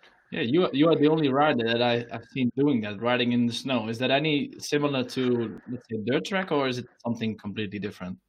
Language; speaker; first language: English; non-native, fluent; Dutch